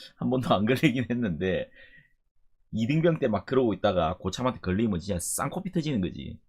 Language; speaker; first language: Korean; native; Korean